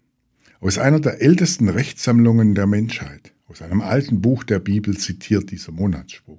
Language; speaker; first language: German; native; German